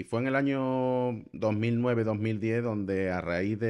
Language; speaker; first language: Spanish; native; Spanish